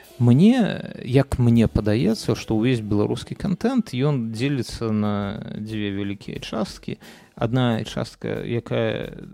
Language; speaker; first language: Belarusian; non-native, local second language; Russian